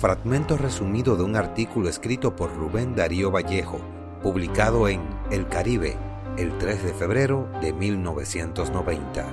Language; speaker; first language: Spanish; native; Spanish